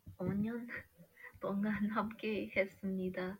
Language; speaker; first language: Korean; non-native, learner; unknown